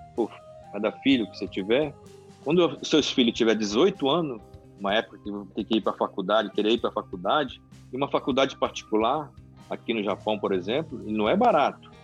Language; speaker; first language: Portuguese; non-native, local second language; Japanese